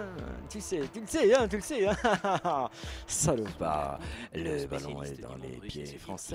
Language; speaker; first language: French; native; French